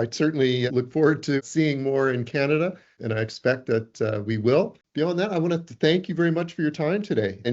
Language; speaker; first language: English; native; English